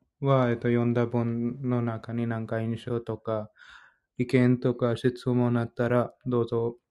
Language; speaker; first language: Japanese; non-native, learner; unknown